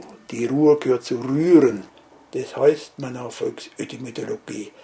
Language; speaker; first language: German; native; German